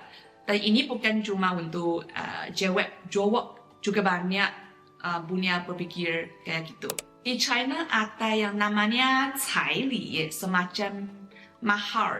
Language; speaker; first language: Indonesian; non-native, fluent; Chinese